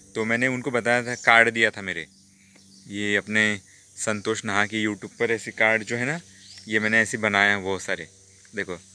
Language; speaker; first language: Hindi; non-native, local second language; Marathi